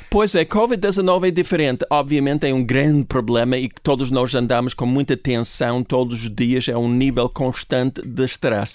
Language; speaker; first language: Portuguese; non-native, fluent; English